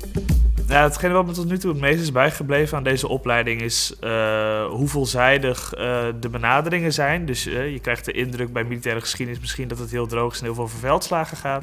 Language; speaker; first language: Dutch; native; Dutch